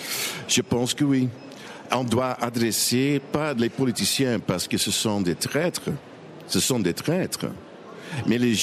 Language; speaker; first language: French; non-native, local second language; Dutch